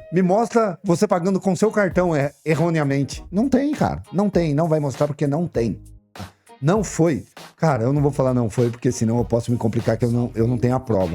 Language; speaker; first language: Portuguese; native; Portuguese